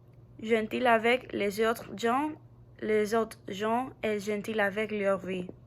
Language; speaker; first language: French; non-native, learner; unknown